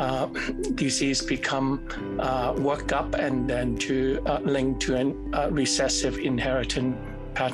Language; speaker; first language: English; non-native, fluent; Cantonese